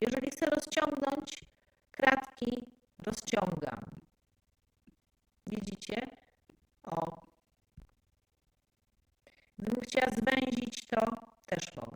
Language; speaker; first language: Polish; native; Polish